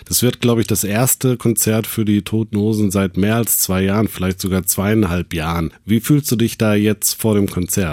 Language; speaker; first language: German; native; German